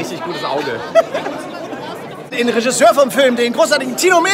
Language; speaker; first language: German; native; German